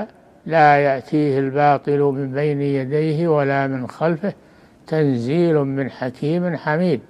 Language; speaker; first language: Arabic; native; Arabic